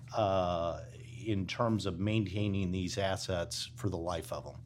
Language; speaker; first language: English; native; English